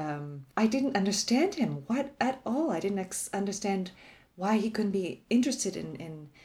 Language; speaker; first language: English; native; English